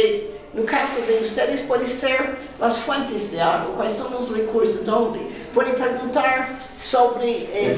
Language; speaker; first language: Spanish; non-native, fluent; Portuguese